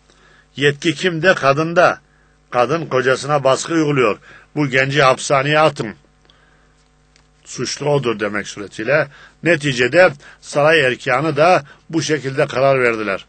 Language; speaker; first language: Turkish; native; Turkish